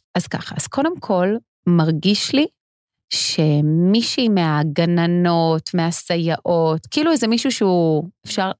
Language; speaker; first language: Hebrew; native; Hebrew